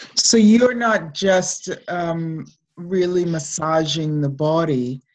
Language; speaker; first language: English; native; English